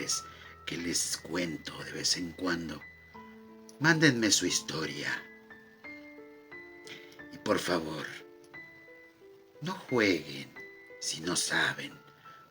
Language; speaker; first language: Spanish; native; Spanish